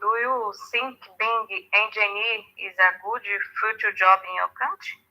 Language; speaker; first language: English; non-native, learner; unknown